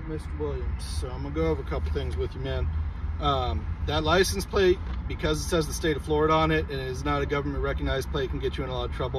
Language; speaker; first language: English; native; English